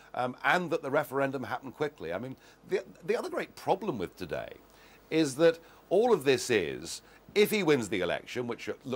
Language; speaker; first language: English; native; English